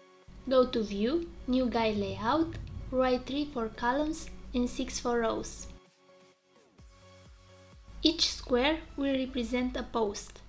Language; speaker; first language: English; non-native, fluent; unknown